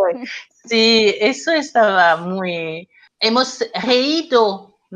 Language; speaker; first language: Spanish; non-native, learner; French